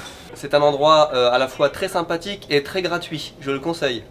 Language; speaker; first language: French; native; French